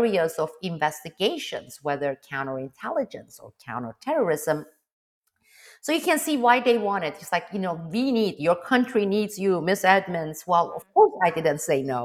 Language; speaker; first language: English; non-native, fluent; Turkish